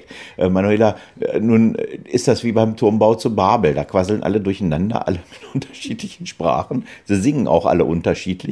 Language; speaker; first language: German; native; German